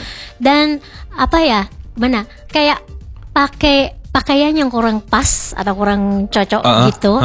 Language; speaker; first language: Indonesian; non-native, fluent; Filipino